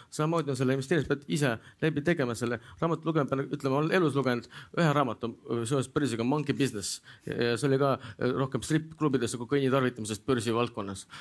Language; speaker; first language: Estonian; non-native, local second language; Russian